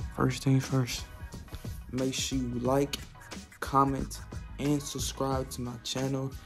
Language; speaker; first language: English; native; English